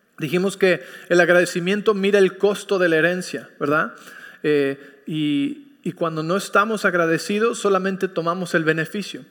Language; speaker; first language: Spanish; early bilingual, heritage; Spanish